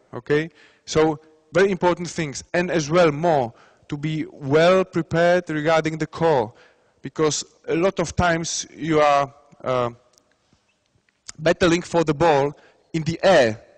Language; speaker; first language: English; non-native, fluent; Czech